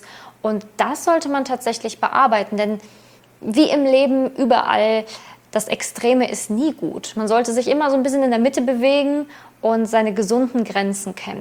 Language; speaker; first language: German; native; German